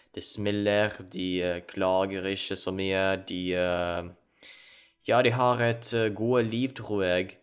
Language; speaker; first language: Norwegian; non-native, learner; Ukrainian